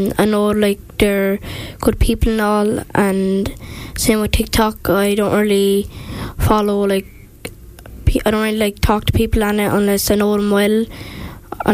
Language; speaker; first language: English; native; English